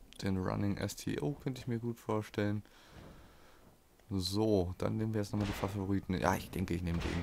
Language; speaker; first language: German; native; German